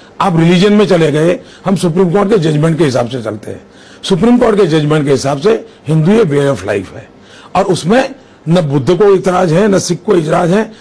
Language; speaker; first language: Hindi; non-native, local second language; Gujarati